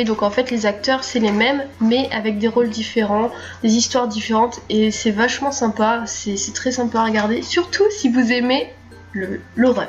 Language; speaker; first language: French; native; French